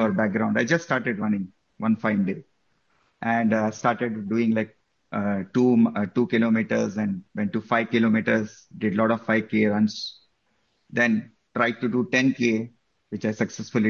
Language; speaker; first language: English; non-native, local second language; Marathi